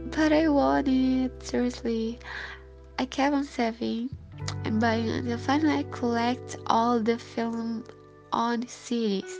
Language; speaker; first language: English; non-native, fluent; Indonesian